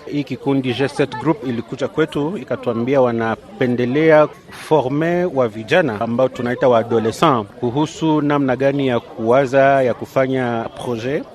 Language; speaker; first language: Swahili; native; Swahili